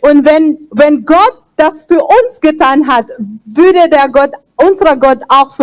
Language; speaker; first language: German; non-native, fluent; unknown